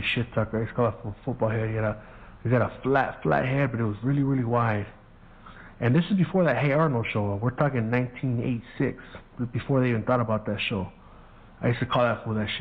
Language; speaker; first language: English; early bilingual, other home language; Spanish